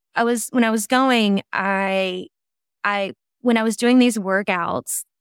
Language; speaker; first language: English; native; English